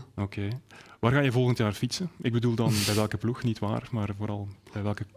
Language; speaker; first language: Dutch; native; Dutch